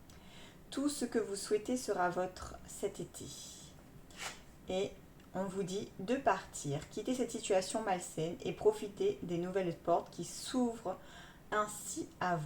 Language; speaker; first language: French; native; French